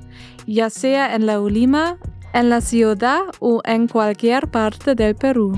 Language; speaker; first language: Spanish; non-native, fluent; German